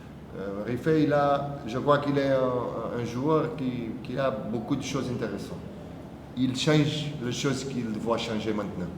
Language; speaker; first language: French; non-native, fluent; Portuguese